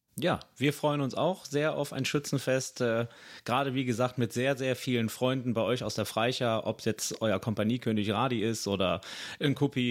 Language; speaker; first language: German; native; German